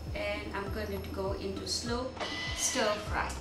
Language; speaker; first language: English; non-native, local second language; Gujarati